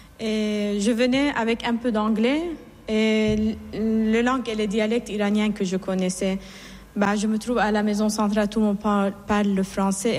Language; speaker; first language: French; non-native, fluent; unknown